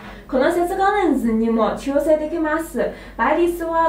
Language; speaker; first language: Japanese; non-native, learner; Chinese